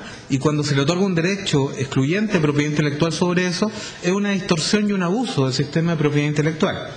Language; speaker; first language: Spanish; native; Spanish